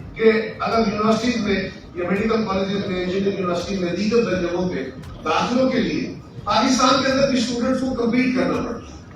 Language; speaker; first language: Urdu; non-native, local second language; Punjabi